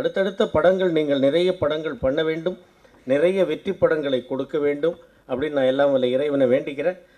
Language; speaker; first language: Tamil; native; Tamil